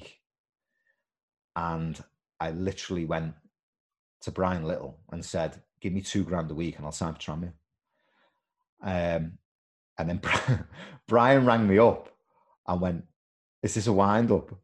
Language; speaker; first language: English; native; English